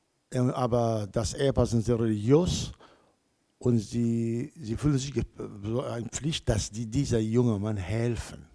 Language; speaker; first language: German; non-native, learner; Kurdish